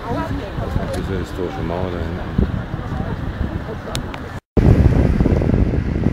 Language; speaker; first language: German; native; German